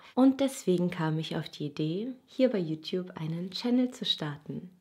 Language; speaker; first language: German; native; German